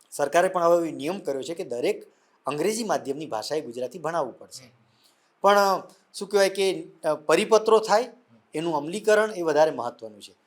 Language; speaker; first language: Gujarati; non-native, local second language; Vasavi